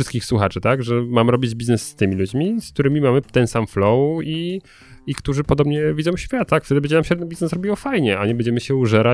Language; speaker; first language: Polish; native; Polish